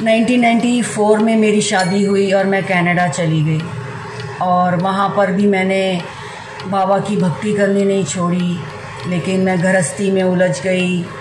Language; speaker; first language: Hindi; native; Hindi